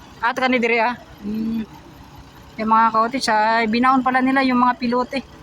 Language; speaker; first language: Filipino; non-native, local second language; Cebuano